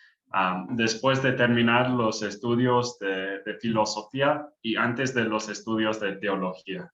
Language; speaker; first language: Spanish; early bilingual, heritage; English